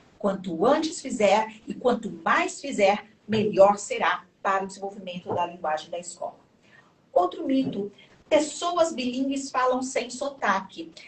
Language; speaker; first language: Portuguese; native; Portuguese